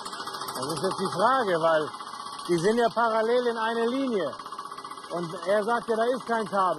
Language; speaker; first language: German; native; German